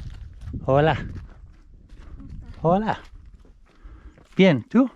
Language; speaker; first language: Spanish; non-native, learner; English